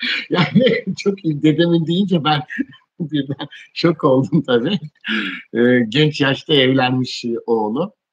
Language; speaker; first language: Turkish; native; Turkish